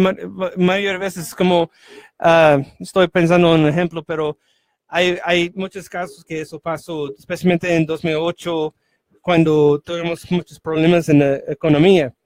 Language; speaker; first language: Spanish; non-native, fluent; English